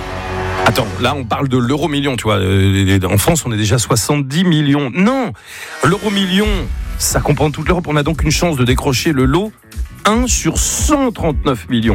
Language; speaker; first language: French; native; French